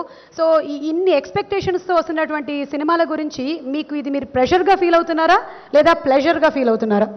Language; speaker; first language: Telugu; native; Telugu